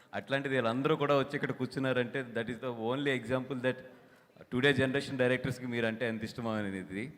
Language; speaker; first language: Telugu; native; Telugu